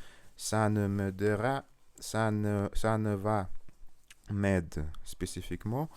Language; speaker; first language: French; non-native, learner; Russian